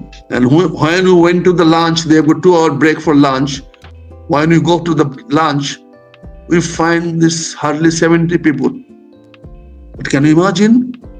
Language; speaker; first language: English; non-native, local second language; Bangla